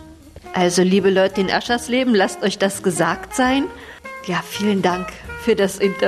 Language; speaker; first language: German; native; German